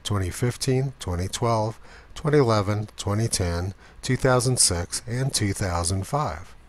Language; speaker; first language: English; native; English